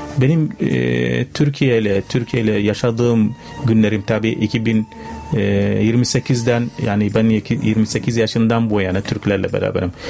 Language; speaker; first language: Turkish; non-native, fluent; Arabic